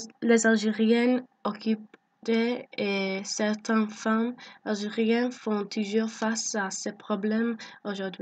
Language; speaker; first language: French; non-native, learner; English